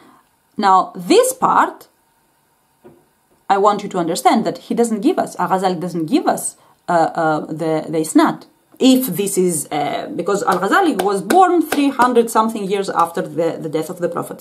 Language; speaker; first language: English; non-native, fluent; Greek